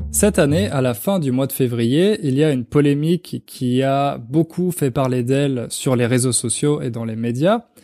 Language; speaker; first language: French; native; French